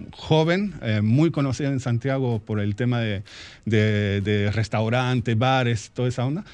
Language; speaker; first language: Spanish; early bilingual, heritage; Spanish